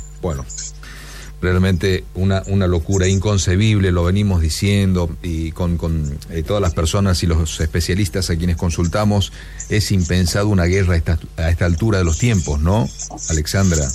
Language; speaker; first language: Spanish; native; Spanish